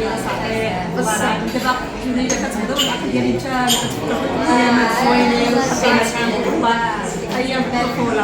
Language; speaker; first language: Arabic; native; Arabic